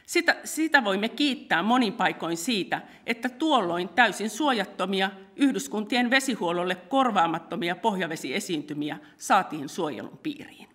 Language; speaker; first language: Finnish; native; Finnish